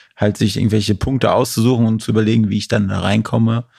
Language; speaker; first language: German; native; German